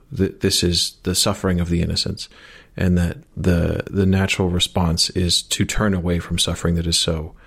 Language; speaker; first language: English; native; English